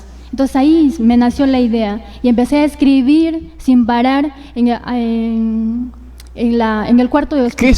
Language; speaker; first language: Spanish; native; Spanish